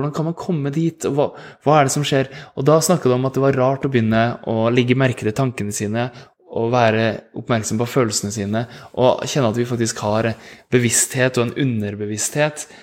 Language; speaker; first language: Norwegian; native; Norwegian